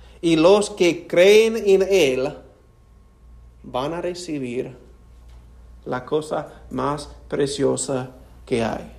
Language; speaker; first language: Spanish; non-native, fluent; English